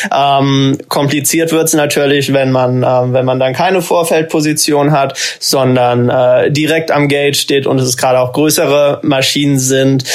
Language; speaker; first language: German; native; German